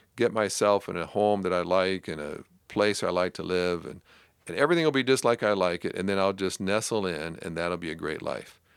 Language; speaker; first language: English; native; English